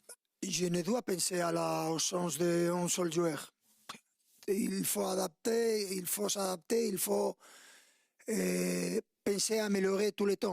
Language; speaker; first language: French; non-native, fluent; Spanish